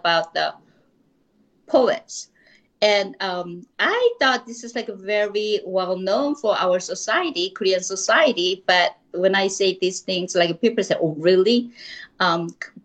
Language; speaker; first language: English; non-native, fluent; Korean